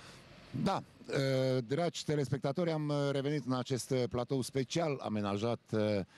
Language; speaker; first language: Romanian; native; Romanian